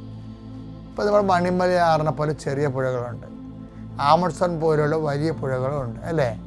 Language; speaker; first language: Malayalam; native; Malayalam